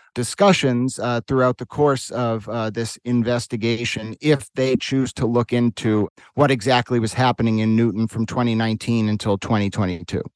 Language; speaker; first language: English; native; English